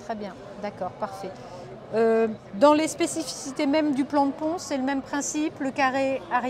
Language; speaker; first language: French; native; French